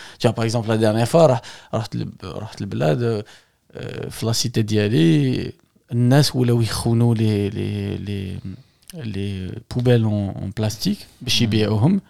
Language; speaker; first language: French; non-native, local second language; Arabic